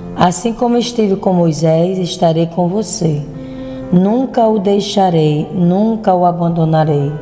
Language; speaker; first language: Portuguese; native; Portuguese